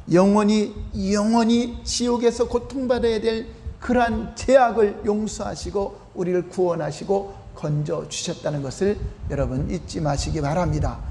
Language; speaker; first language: Korean; native; Korean